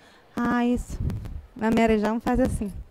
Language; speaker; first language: Portuguese; non-native, fluent; Italian